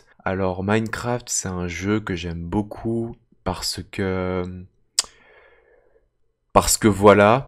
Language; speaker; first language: French; native; French